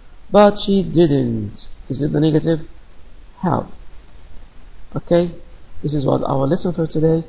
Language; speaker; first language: English; non-native, fluent; Arabic